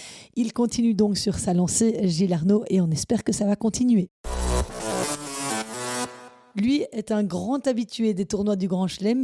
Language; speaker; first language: French; native; French